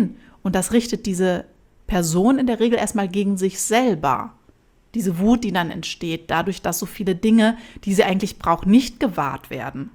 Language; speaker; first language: German; native; German